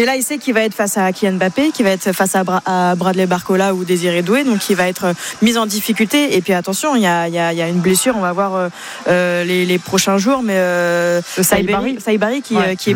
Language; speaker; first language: French; native; French